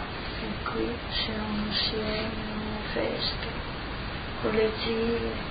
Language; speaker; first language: Italian; non-native, local second language; Slovenian